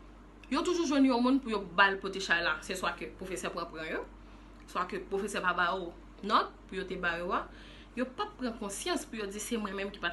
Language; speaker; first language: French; non-native, local second language; Haitian Creole